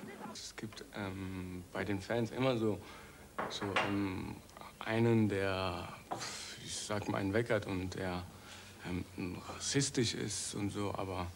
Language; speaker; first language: German; early bilingual, other home language; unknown